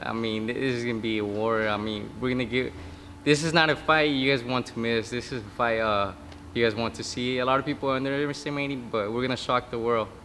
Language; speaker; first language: English; early bilingual, other home language; Spanish